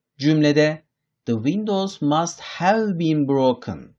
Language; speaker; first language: English; non-native, fluent; Turkish